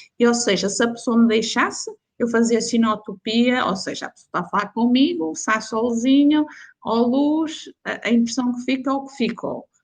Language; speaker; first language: Portuguese; native; Portuguese